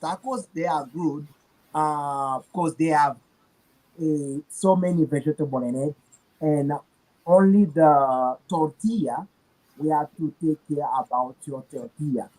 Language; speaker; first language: English; non-native, learner; Haitian Creole